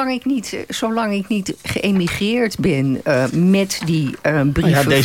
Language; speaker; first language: Dutch; native; Dutch